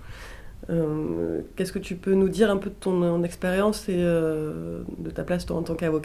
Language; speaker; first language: French; native; French